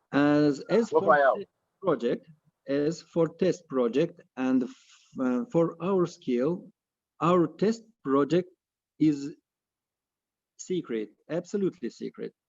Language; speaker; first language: English; non-native, fluent; Russian